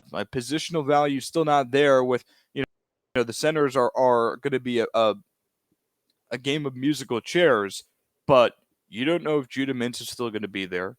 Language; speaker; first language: English; native; English